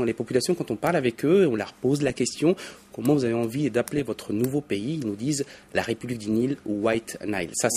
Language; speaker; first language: French; native; French